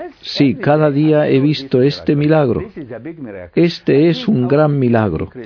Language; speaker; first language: Spanish; non-native, fluent; Arabic